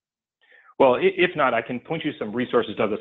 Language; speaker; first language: English; native; English